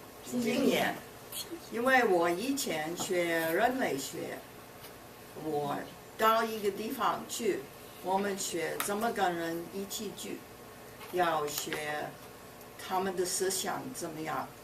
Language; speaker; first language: Chinese; early bilingual, heritage; Chinese